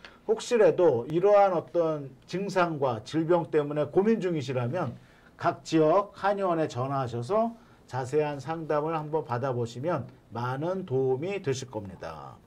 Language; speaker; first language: Korean; native; Korean